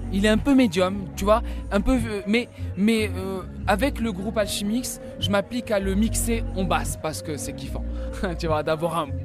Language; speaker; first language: French; non-native, local second language; Arabic